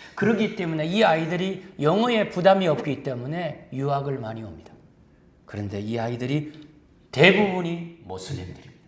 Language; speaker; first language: Korean; native; Korean